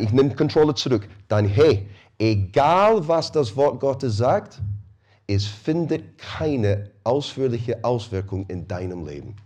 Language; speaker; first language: German; non-native, fluent; English